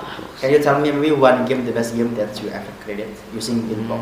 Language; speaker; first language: English; non-native, fluent; Indonesian